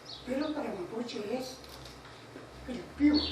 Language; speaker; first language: Spanish; non-native, local second language; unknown